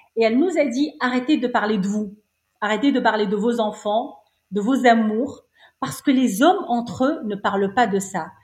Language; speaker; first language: French; non-native, local second language; Arabic